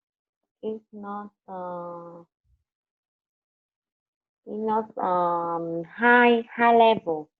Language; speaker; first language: English; non-native, learner; Vietnamese